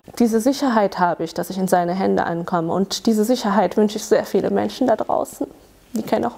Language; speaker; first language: German; early bilingual, other home language; Tamil